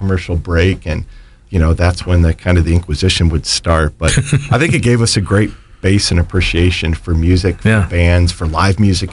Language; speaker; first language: English; native; English